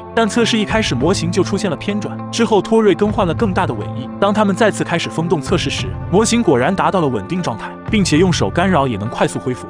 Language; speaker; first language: Chinese; native; Chinese